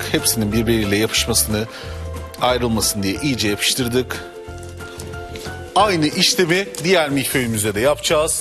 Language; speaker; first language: Turkish; native; Turkish